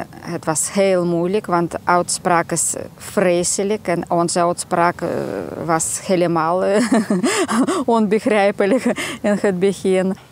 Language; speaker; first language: Dutch; non-native, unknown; Russian